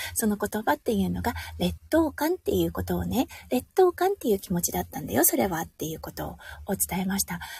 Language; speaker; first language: Japanese; native; Japanese